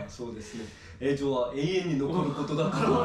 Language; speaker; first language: Japanese; non-native, fluent; Korean